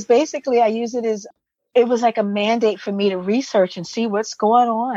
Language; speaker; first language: English; native; English